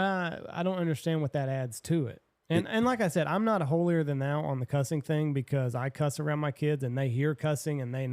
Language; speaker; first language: English; native; English